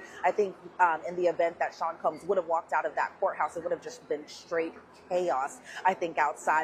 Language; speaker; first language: English; native; English